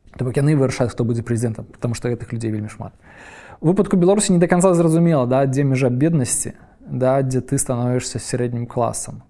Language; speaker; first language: Belarusian; native; Belarusian